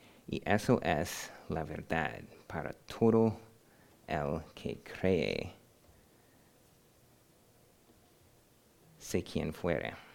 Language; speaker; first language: Spanish; non-native, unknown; English